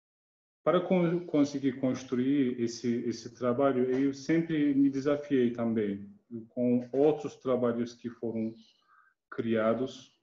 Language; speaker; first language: Portuguese; non-native, learner; Turkish